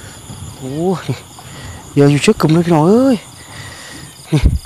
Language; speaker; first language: Thai; non-native, local second language; Northeastern Thai